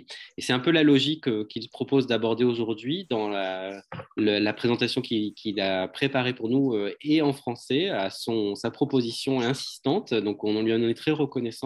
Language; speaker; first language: French; native; French